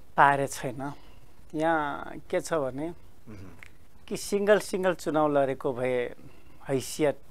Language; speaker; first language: Nepali; non-native, local second language; Dangaura Tharu